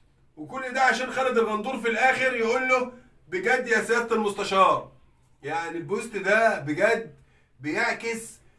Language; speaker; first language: Arabic; native; Arabic